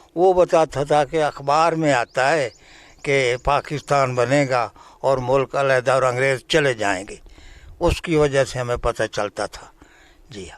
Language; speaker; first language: Urdu; non-native, local second language; Punjabi